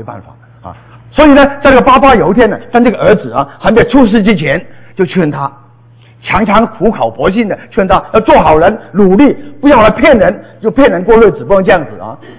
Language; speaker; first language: Chinese; non-native, local second language; Cantonese